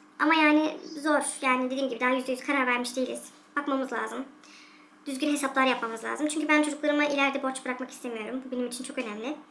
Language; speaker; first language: Turkish; early bilingual, heritage; Turkish